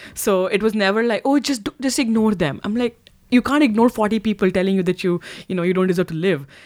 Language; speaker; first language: English; non-native, local second language; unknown